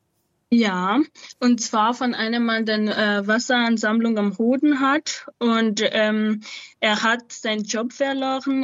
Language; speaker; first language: German; non-native, fluent; Malagasy